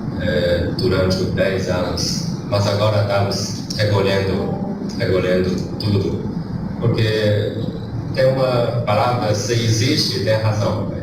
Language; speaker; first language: Portuguese; non-native, learner; Chinese